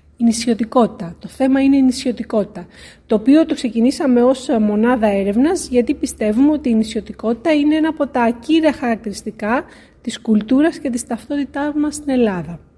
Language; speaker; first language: Greek; native; Greek